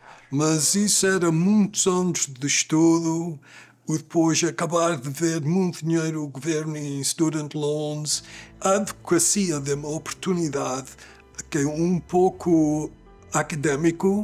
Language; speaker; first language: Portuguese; early bilingual, other home language; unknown